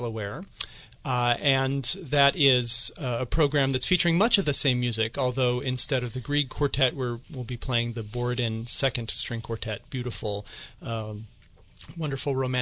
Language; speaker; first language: English; native; English